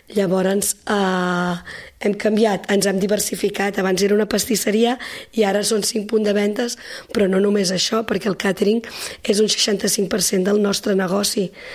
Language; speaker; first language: Catalan; native; Catalan